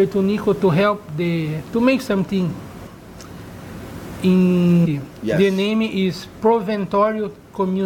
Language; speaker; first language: English; non-native, learner; Portuguese